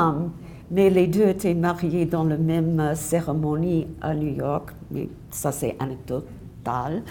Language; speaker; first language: French; non-native, fluent; English